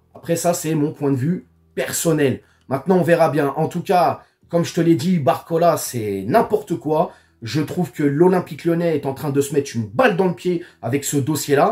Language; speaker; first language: French; native; French